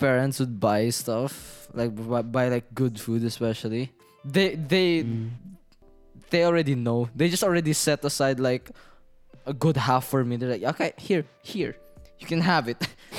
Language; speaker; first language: English; non-native, local second language; Filipino